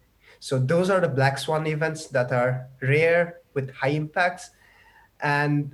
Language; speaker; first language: English; non-native, local second language; Nepali